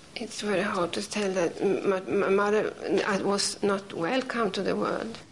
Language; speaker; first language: English; non-native, learner; Swedish